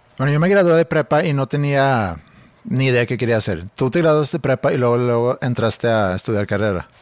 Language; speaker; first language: Spanish; non-native, fluent; Swedish